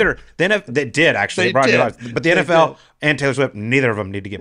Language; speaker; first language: English; native; English